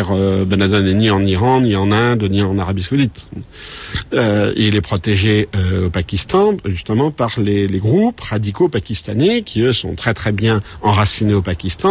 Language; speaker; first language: French; native; French